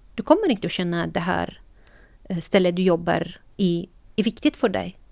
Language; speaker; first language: Swedish; non-native, fluent; Arabic